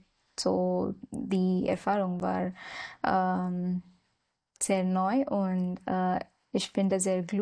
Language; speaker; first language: German; non-native, learner; Marathi